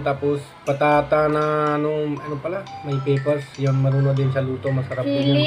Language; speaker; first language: Filipino; non-native, learner; Punjabi